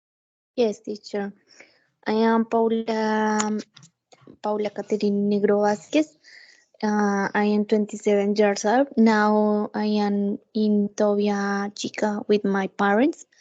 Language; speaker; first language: English; non-native, learner; Spanish